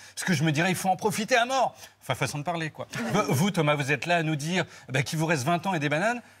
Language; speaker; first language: French; native; French